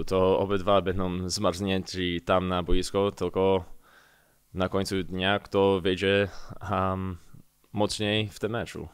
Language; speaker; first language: Polish; early bilingual, heritage; English